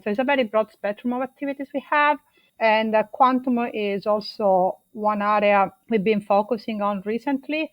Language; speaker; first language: English; non-native, fluent; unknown